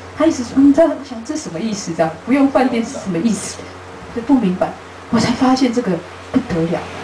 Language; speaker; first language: Chinese; native; Chinese